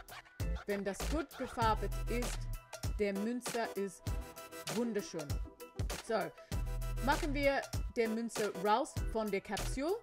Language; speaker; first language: German; non-native, learner; English